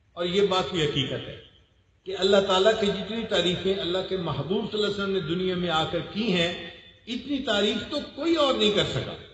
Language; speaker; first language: Urdu; non-native, local second language; Punjabi